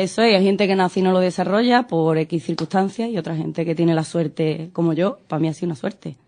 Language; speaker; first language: Spanish; native; Spanish